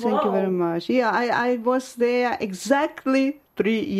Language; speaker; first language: English; non-native, fluent; Ukrainian